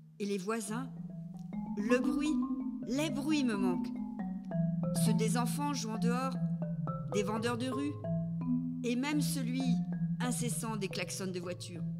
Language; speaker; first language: French; native; French